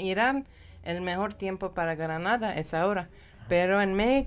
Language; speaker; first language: Spanish; non-native, learner; Persian